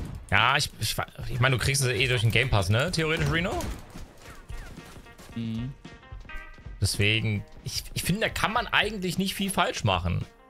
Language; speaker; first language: German; native; German